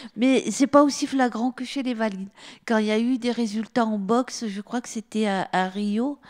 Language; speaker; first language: French; native; French